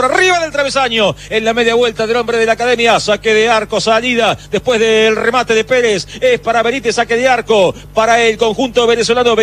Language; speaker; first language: Spanish; native; Spanish